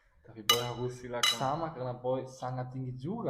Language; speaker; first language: Indonesian; non-native, fluent; German